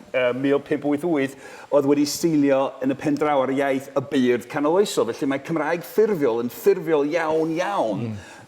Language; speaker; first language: Welsh; non-native, fluent; English